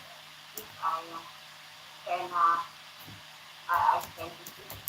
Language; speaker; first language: English; non-native, learner; Thai